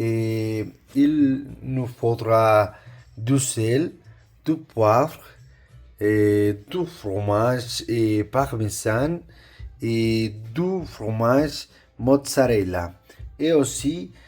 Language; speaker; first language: French; non-native, learner; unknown